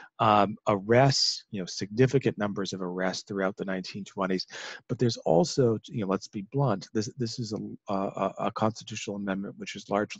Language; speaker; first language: English; native; English